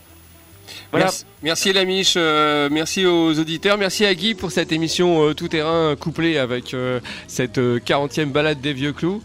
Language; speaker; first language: French; native; French